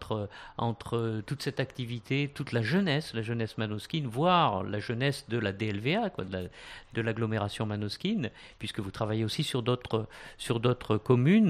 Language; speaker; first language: French; native; French